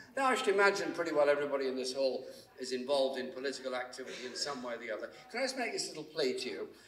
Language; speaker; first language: English; native; English